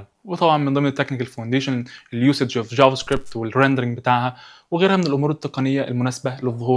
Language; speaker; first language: Arabic; native; Arabic